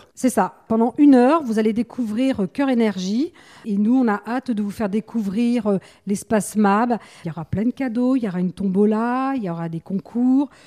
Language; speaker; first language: French; native; French